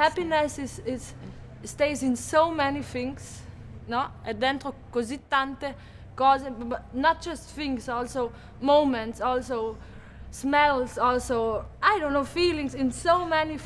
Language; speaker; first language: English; non-native, fluent; Italian